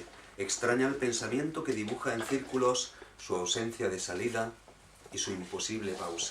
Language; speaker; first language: Spanish; native; Spanish